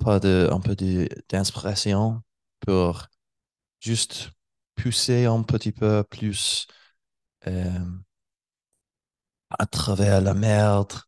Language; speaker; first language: French; non-native, learner; English